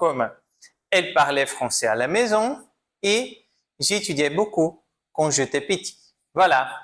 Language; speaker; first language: French; non-native, fluent; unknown